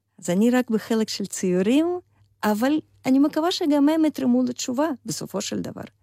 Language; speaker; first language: Hebrew; non-native, fluent; Russian